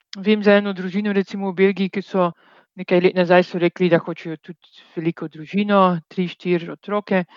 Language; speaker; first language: Slovenian; non-native, fluent; Dutch